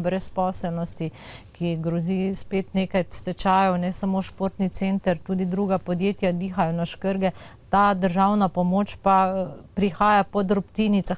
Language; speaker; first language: Slovenian; native; Slovenian